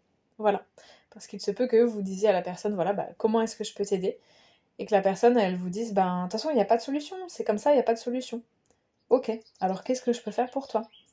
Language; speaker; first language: French; native; French